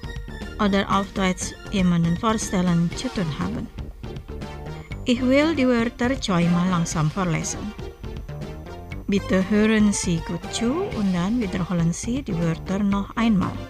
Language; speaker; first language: German; non-native, fluent; Indonesian